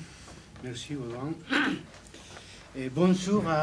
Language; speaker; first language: French; non-native, fluent; Spanish